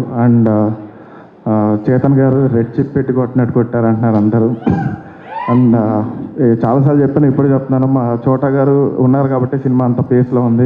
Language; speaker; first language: Telugu; native; Telugu